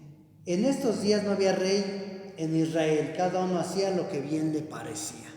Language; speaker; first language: Spanish; native; Spanish